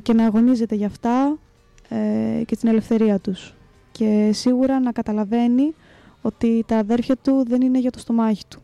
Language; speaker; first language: Greek; native; Greek